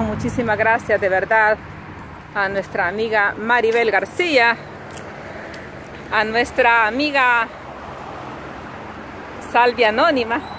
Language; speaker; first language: Spanish; native; Spanish